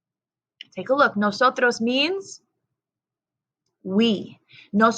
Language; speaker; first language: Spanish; non-native, fluent; English